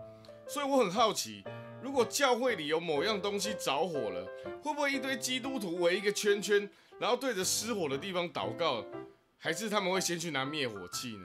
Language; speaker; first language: Chinese; native; Chinese